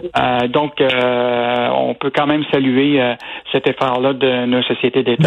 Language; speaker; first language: French; native; French